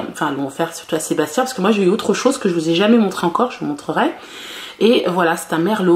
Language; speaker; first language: French; native; French